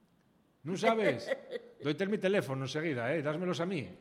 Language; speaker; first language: Spanish; native; Spanish